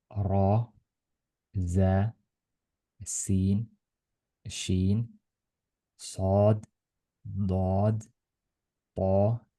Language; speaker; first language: Arabic; non-native, learner; Estonian